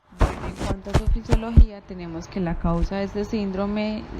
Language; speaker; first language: Spanish; native; Spanish